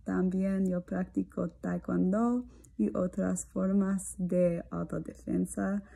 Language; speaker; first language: Spanish; non-native, learner; English